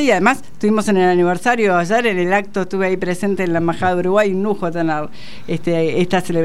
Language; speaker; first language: Spanish; native; Spanish